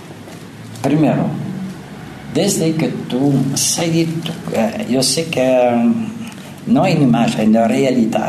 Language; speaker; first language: Spanish; non-native, learner; French